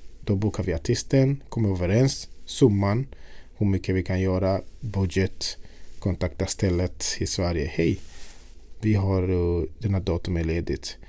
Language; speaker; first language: Swedish; non-native, fluent; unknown